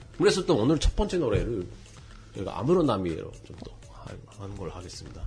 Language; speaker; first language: Korean; non-native, fluent; Japanese